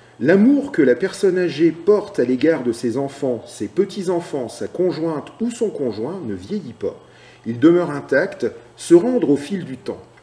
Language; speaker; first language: French; native; French